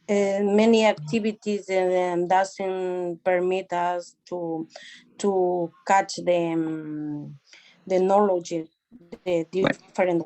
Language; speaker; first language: English; non-native, learner; Spanish